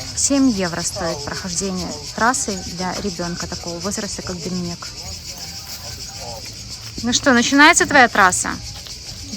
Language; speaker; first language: Russian; native; Russian